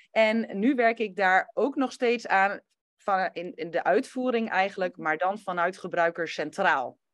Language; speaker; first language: Dutch; early bilingual, other home language; Romanian